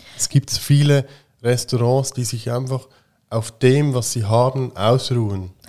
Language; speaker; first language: German; native; German